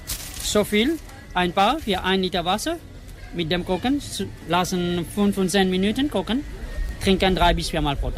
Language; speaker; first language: German; non-native, learner; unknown